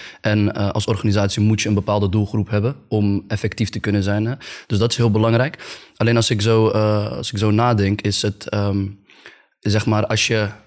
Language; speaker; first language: Dutch; early bilingual, other home language; Arabic